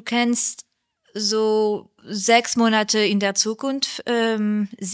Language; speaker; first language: German; non-native, learner; French